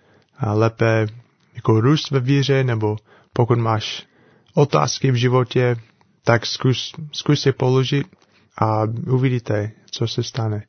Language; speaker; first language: Czech; non-native, learner; English